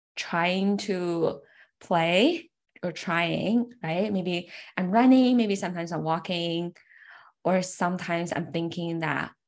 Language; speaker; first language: English; early bilingual, other home language; Chinese